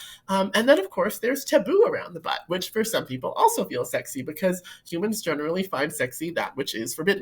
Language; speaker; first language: English; native; English